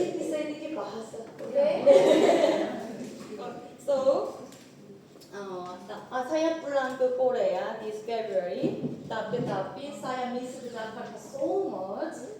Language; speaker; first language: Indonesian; non-native, learner; Korean